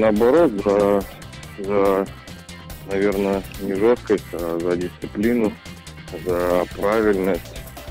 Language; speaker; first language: Russian; native; Russian